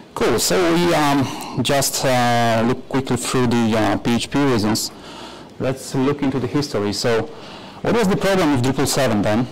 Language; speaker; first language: English; non-native, fluent; Polish